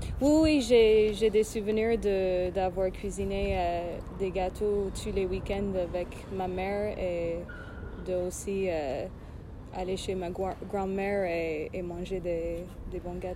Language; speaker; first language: French; non-native, fluent; English